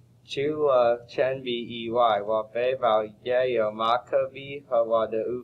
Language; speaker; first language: Chinese; non-native, learner; English